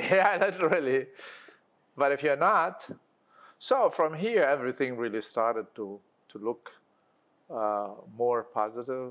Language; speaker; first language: English; non-native, local second language; Arabic